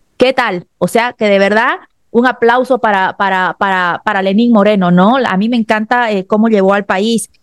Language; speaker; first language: Spanish; native; Spanish